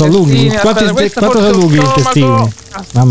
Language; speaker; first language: Italian; native; Italian